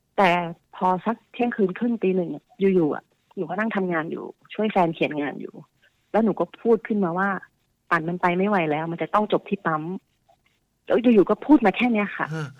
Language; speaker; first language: Thai; native; Thai